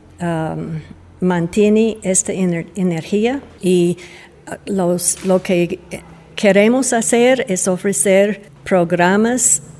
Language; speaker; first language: Spanish; non-native, fluent; English